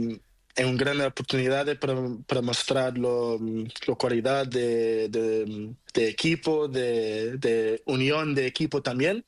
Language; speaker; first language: Spanish; non-native, learner; Portuguese